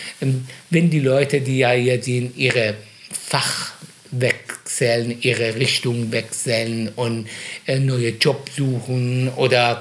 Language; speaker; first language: German; non-native, fluent; Persian